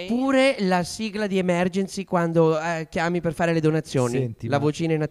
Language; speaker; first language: Italian; native; Italian